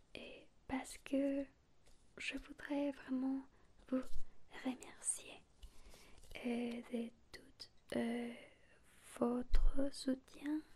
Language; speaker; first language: French; non-native, learner; Spanish